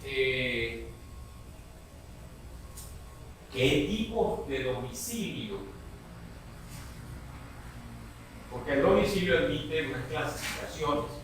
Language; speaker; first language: Spanish; native; Spanish